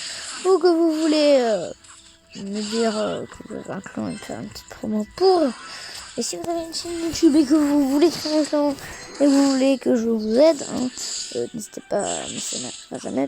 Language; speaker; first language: French; native; French